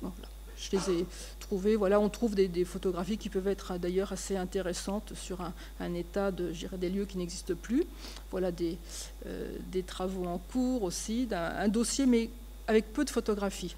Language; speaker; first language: French; native; French